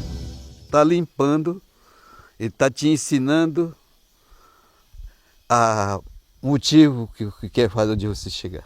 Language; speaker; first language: Portuguese; non-native, local second language; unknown